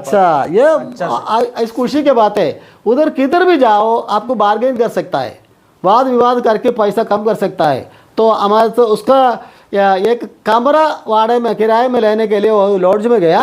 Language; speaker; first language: Hindi; non-native, local second language; Malayalam